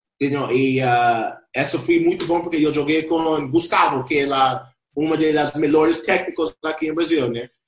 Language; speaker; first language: Portuguese; non-native, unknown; Spanish